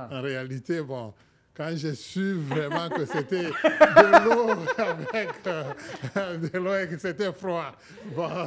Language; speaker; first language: French; non-native, local second language; Swahili